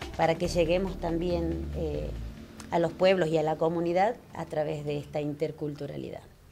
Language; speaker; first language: Spanish; non-native, local second language; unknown